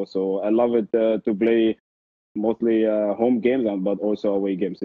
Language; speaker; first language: English; non-native, fluent; Arabic